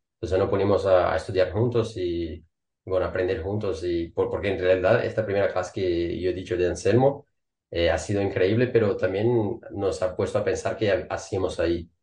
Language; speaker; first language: Spanish; non-native, fluent; Portuguese